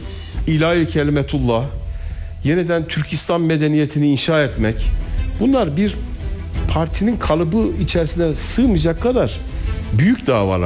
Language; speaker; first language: Turkish; native; Turkish